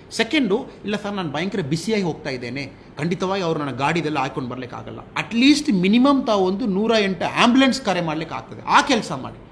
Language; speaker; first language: Kannada; non-native, local second language; Tamil